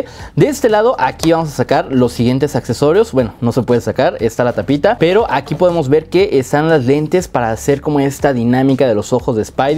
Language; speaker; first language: Spanish; native; Spanish